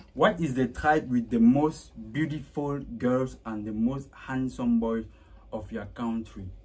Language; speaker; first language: English; non-native, local second language; French